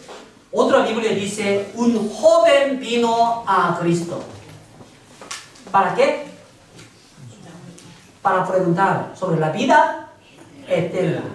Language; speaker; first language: Spanish; non-native, learner; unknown